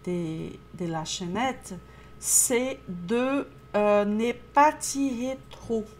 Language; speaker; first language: French; non-native, fluent; Portuguese